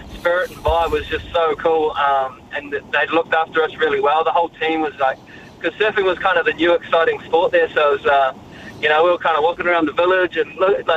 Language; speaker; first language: English; native; English